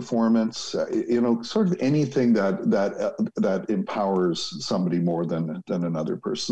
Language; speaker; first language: English; native; English